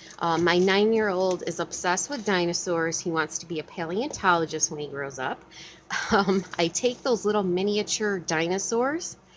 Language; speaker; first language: English; native; English